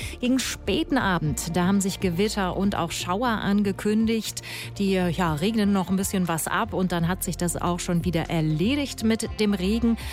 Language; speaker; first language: German; native; German